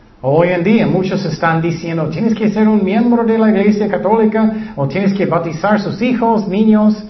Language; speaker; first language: Spanish; non-native, learner; English